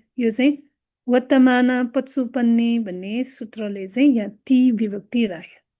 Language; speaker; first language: Nepali; non-native, local second language; Newari